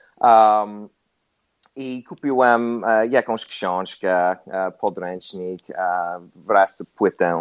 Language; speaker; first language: Polish; non-native, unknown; English